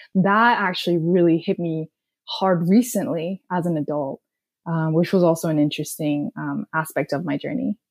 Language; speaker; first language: English; non-native, fluent; Korean